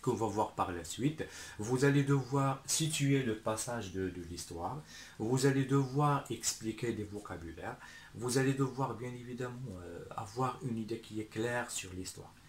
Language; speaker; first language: French; non-native, local second language; Arabic